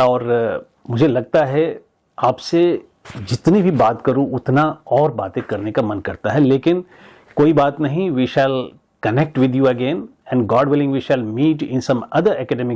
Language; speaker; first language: Hindi; native; Hindi